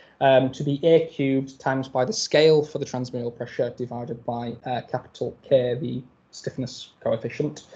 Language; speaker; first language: English; native; English